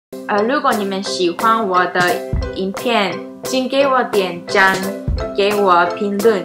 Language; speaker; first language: Chinese; non-native, learner; Japanese